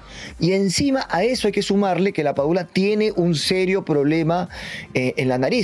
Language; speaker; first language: Spanish; native; Spanish